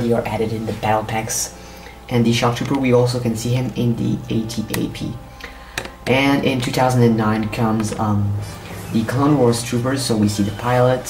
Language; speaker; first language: English; native; English